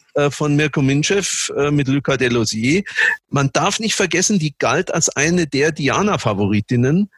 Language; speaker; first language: German; native; German